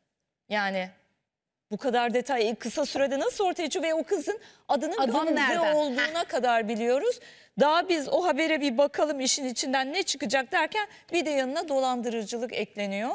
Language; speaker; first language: Turkish; native; Turkish